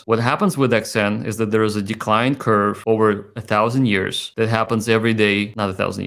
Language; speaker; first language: English; native; English